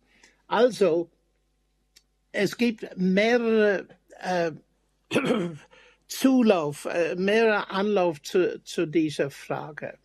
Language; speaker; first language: German; non-native, fluent; English